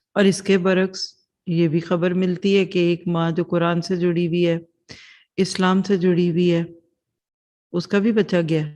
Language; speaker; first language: Urdu; non-native, local second language; Punjabi